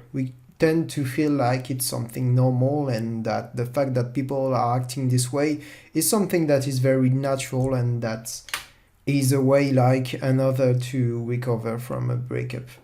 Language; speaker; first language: English; non-native, fluent; French